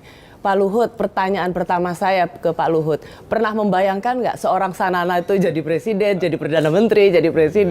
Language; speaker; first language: Indonesian; native; Indonesian